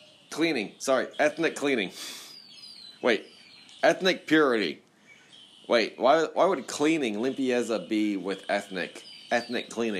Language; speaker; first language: English; native; English